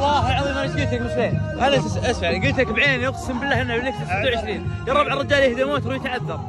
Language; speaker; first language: Arabic; native; Arabic